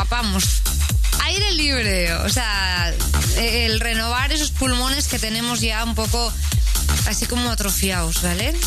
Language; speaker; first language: Spanish; native; Spanish